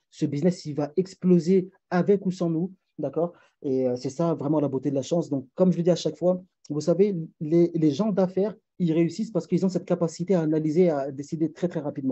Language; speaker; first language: French; native; French